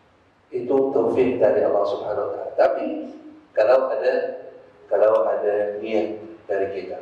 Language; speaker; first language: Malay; non-native, fluent; Arabic